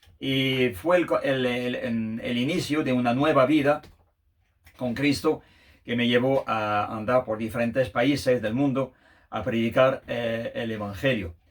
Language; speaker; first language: Spanish; non-native, fluent; French